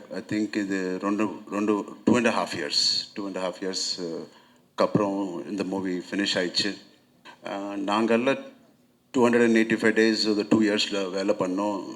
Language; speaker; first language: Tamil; non-native, local second language; Telugu